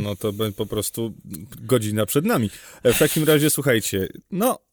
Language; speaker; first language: Polish; native; Polish